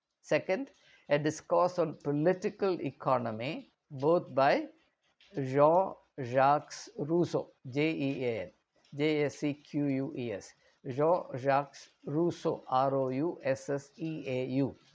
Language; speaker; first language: English; non-native, local second language; Malayalam